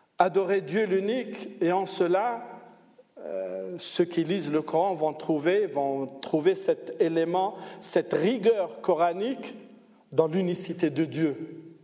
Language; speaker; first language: French; non-native, local second language; Arabic